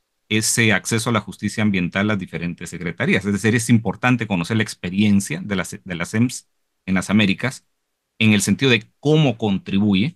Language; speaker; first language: Spanish; native; Spanish